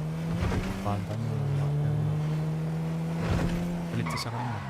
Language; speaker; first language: Russian; non-native, learner; Kara-Kalpak